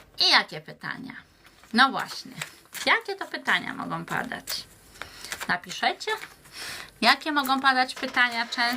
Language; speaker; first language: Polish; native; Polish